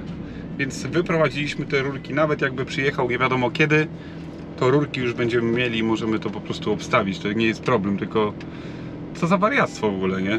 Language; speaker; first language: Polish; native; Polish